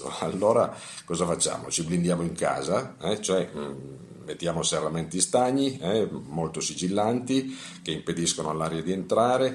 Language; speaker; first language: Italian; native; Italian